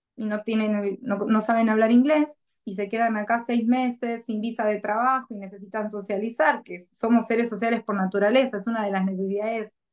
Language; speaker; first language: Spanish; native; Spanish